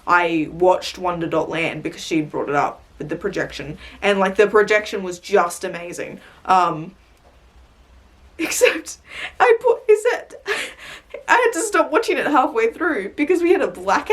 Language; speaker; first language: English; native; English